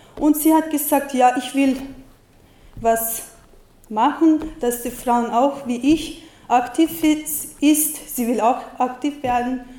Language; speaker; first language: German; non-native, learner; Turkish